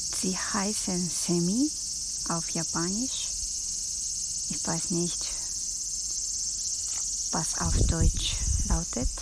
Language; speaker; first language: German; non-native, learner; Japanese